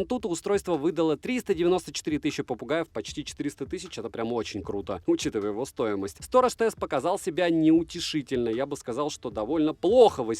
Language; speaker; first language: Russian; native; Russian